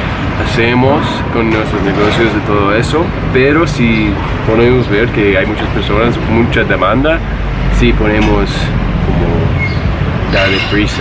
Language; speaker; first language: Spanish; non-native, fluent; English